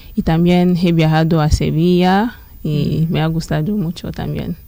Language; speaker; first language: Spanish; non-native, learner; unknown